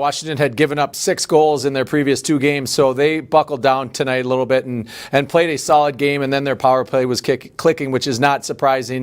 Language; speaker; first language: English; native; English